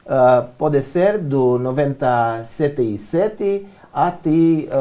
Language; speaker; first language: Portuguese; non-native, learner; Romanian